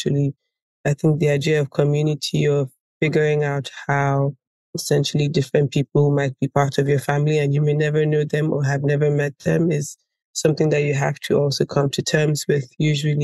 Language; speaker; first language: English; non-native, local second language; Yoruba